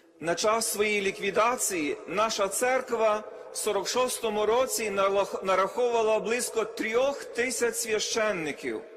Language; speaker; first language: Czech; non-native, learner; Ukrainian